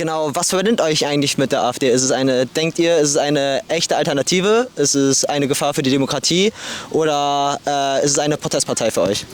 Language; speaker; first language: German; native; German